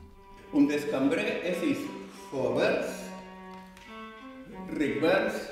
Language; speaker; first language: German; non-native, fluent; Spanish